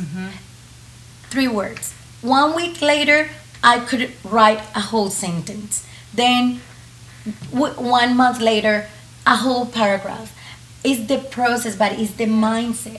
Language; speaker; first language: English; non-native, fluent; Spanish